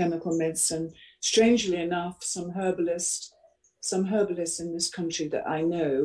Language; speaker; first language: English; native; English